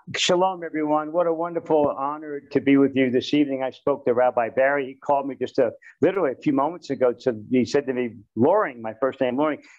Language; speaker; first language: English; native; English